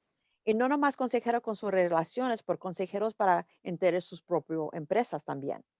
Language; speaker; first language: Spanish; early bilingual, heritage; English